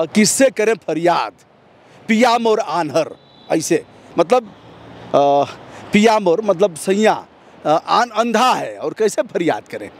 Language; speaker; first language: Hindi; native; Hindi